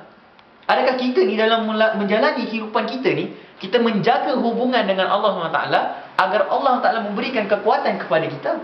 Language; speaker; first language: Malay; native; Malay